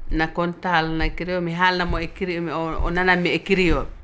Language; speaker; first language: Portuguese; non-native, fluent; Italian